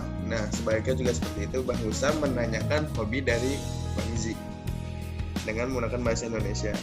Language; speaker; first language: Indonesian; native; Indonesian